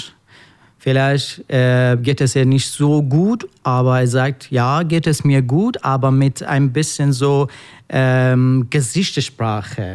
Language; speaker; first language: German; non-native, learner; Persian